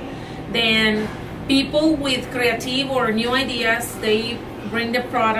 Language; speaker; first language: English; non-native, fluent; Spanish